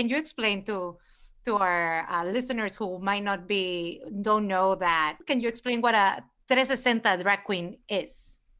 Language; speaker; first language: English; early bilingual, other home language; Spanish